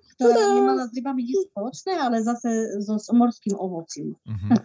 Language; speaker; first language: Slovak; native; Slovak